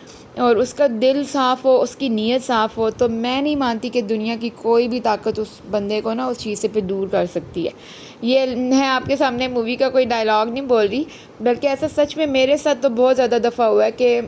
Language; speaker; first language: Urdu; native; Urdu